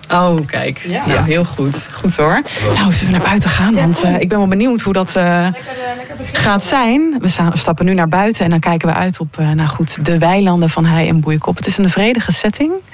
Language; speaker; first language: Dutch; native; Dutch